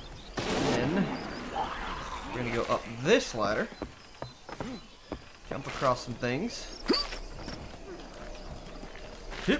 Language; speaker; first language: English; native; English